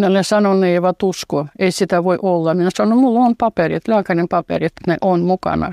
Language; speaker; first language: Finnish; non-native, fluent; Russian